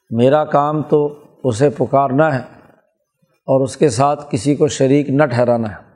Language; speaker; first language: Urdu; non-native, local second language; Punjabi